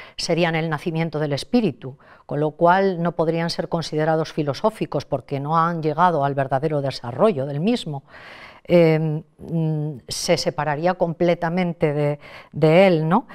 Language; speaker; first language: Spanish; native; Spanish